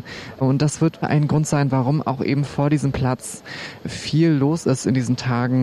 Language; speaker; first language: German; native; German